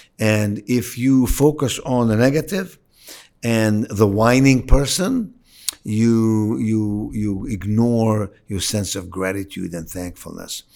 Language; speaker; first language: English; non-native, fluent; Arabic